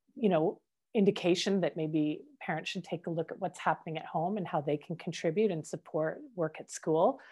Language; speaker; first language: English; native; English